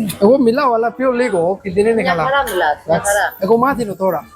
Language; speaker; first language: Greek; non-native, learner; Bangla